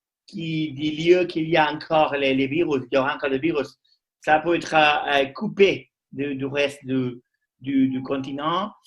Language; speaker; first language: French; non-native, learner; Spanish